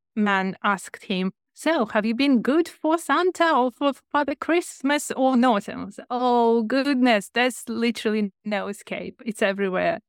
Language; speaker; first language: English; non-native, fluent; Ukrainian